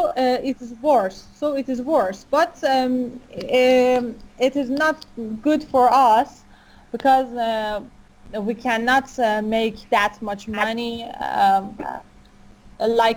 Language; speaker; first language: English; non-native, fluent; Persian